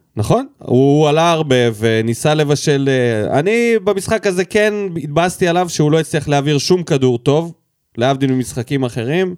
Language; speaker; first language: Hebrew; native; Hebrew